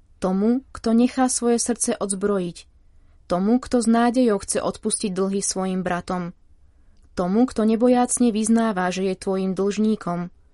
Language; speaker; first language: Slovak; native; Slovak